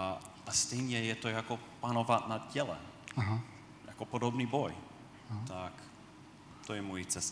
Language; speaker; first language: Czech; non-native, fluent; English